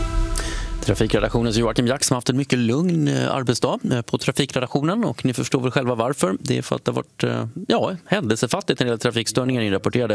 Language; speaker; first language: Swedish; native; Swedish